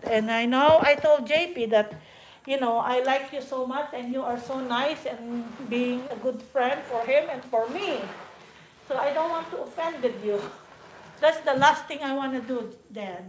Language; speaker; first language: English; non-native, local second language; Filipino